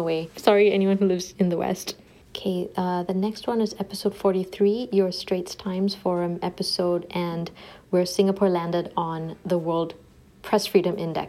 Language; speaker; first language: English; native; English